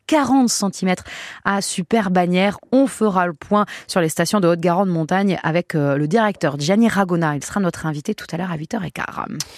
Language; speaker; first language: French; native; French